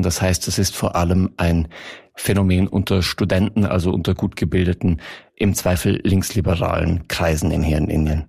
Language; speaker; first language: German; native; German